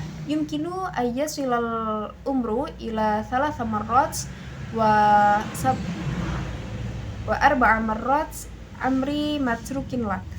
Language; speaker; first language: Arabic; non-native, learner; Indonesian